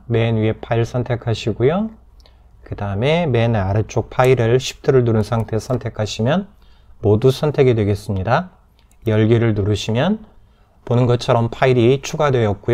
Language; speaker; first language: Korean; native; Korean